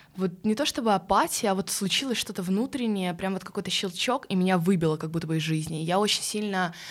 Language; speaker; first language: Russian; early bilingual, other home language; Swedish